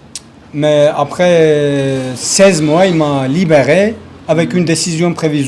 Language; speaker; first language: French; non-native, learner; Kurdish